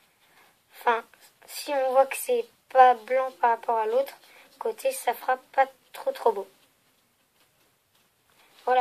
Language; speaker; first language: French; native; French